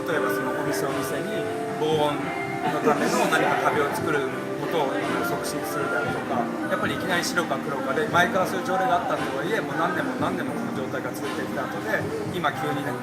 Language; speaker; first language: Japanese; native; Japanese